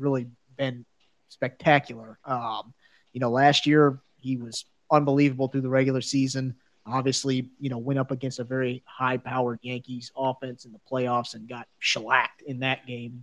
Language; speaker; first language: English; native; English